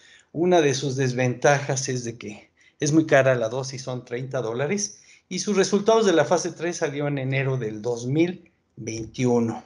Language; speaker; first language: Spanish; native; Spanish